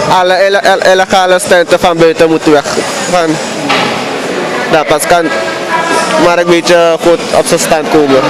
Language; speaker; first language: Dutch; non-native, local second language; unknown